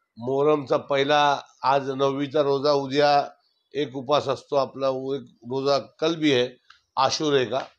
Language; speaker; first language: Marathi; non-native, local second language; Urdu